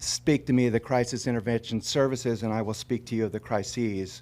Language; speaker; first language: English; native; English